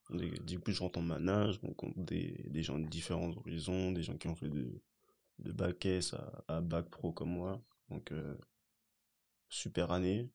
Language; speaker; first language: French; early bilingual, other home language; Haitian Creole